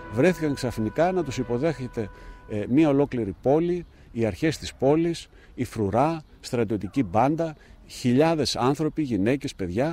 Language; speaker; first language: Greek; native; Greek